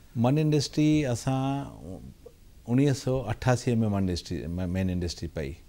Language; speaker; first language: Sindhi; early bilingual, heritage; Sindhi